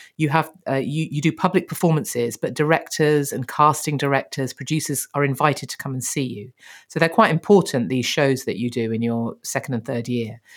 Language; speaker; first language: English; native; English